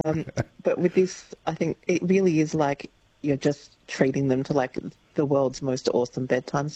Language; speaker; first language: English; native; English